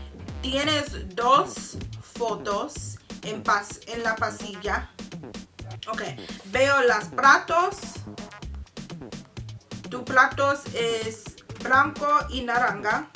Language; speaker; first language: Spanish; non-native, learner; English